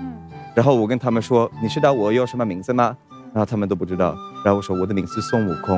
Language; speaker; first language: Chinese; non-native, fluent; Swedish